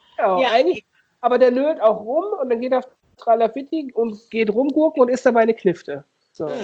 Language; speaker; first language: German; native; German